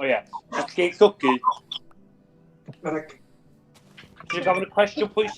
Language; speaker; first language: Welsh; native; Welsh